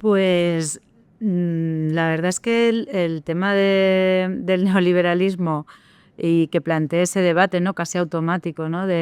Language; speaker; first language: Spanish; native; Spanish